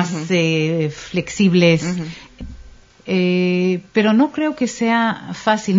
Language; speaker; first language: Spanish; non-native, fluent; Hebrew